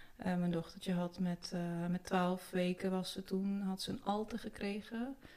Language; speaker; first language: Dutch; early bilingual, other home language; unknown